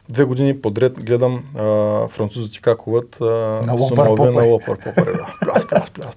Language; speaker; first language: Bulgarian; native; Bulgarian